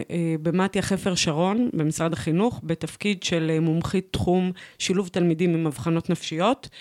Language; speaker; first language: Hebrew; native; Hebrew